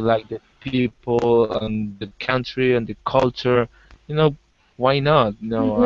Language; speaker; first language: English; non-native, learner; Spanish